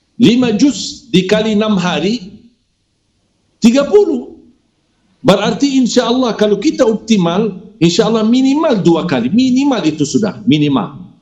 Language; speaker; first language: Malay; non-native, fluent; Arabic